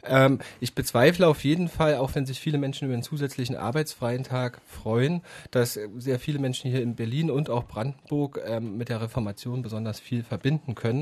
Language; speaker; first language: German; native; German